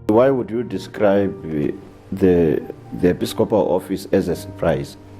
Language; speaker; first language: English; non-native, local second language; Shona